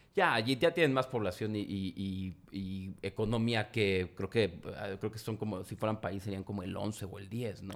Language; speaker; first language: Spanish; native; Spanish